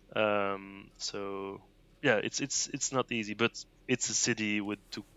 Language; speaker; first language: English; non-native, fluent; Dutch